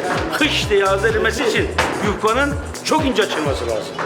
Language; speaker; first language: Turkish; native; Turkish